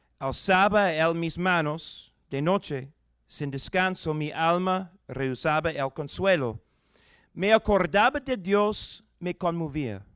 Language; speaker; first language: Spanish; non-native, fluent; English